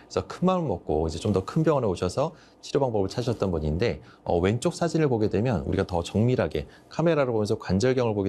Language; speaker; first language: Korean; native; Korean